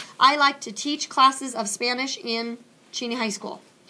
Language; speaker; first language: English; native; English